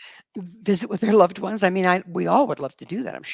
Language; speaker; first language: English; native; English